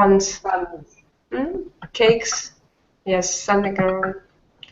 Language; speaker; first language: English; non-native, learner; Russian